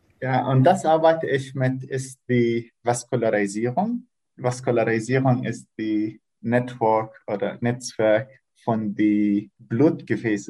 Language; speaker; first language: German; non-native, learner; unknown